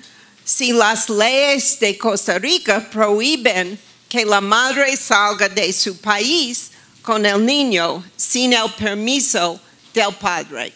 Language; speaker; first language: Spanish; non-native, fluent; English